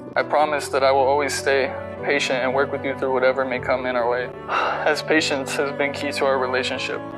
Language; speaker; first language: English; native; English